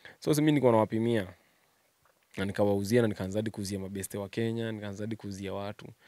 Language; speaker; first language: Swahili; native; Swahili